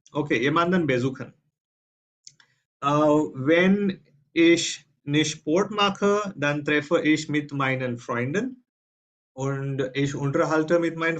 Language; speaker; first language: German; non-native, fluent; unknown